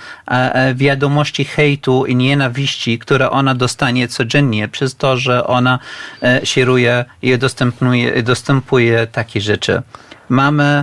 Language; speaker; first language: Polish; non-native, fluent; Arabic